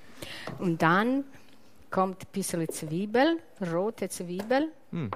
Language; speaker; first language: German; non-native, learner; Italian